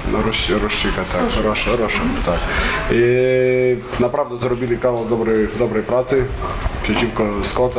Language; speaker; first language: Polish; non-native, fluent; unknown